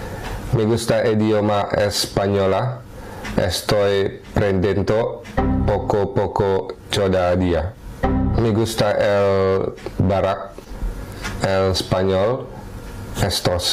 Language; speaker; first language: Spanish; non-native, learner; Indonesian